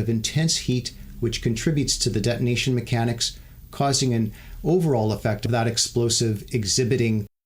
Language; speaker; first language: English; native; English